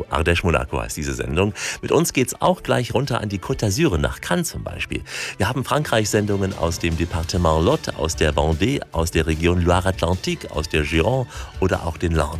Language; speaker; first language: German; native; German